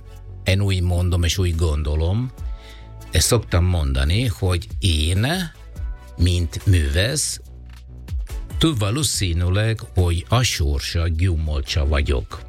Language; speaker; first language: Hungarian; non-native, fluent; Italian